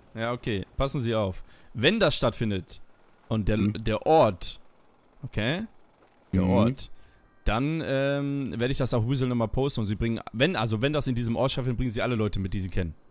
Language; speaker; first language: German; native; German